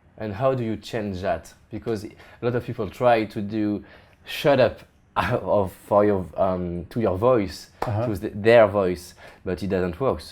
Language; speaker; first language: English; non-native, fluent; French